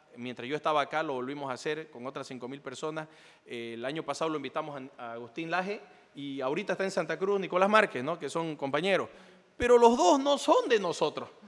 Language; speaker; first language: Spanish; native; Spanish